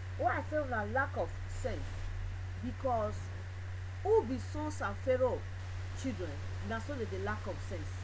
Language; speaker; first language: Nigerian Pidgin; non-native, local second language; Bini